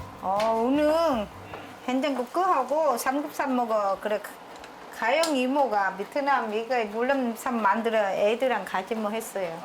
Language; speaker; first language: Korean; non-native, learner; Vietnamese